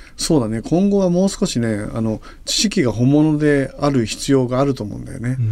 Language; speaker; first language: Japanese; native; Japanese